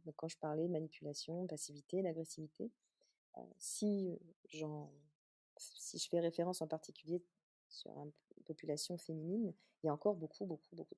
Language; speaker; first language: French; native; French